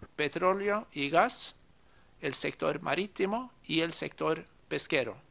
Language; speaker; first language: Spanish; non-native, fluent; Norwegian